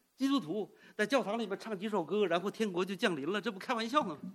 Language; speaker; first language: Chinese; early bilingual, heritage; Cantonese